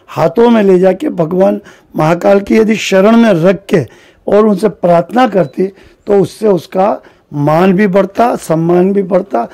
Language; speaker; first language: Hindi; native; Hindi